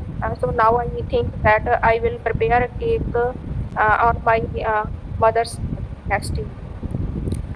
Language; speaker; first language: English; non-native, learner; Punjabi